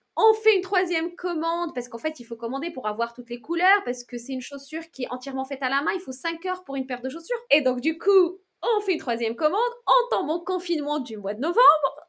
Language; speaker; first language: French; non-native, local second language; Arabic